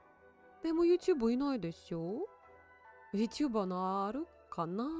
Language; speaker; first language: Japanese; non-native, learner; Russian